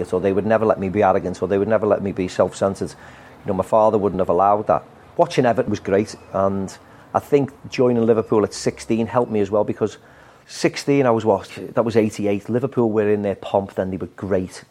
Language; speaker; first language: English; native; English